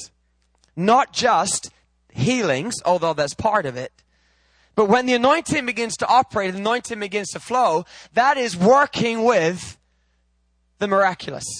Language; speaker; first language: English; native; English